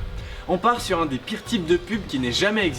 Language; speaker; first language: French; native; French